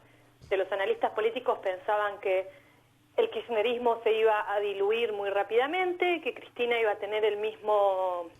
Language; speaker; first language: Spanish; native; Spanish